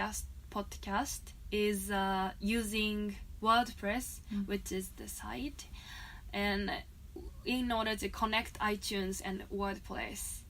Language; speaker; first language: English; non-native, fluent; Japanese